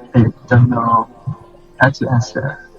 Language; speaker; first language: English; non-native, learner; Vietnamese